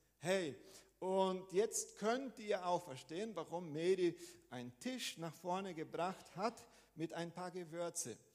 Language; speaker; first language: German; non-native, fluent; Portuguese